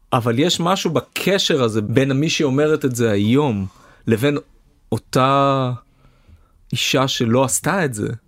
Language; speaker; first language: Hebrew; native; Hebrew